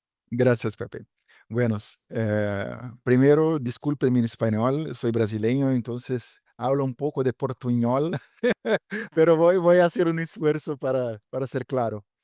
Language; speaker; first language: Spanish; non-native, fluent; Portuguese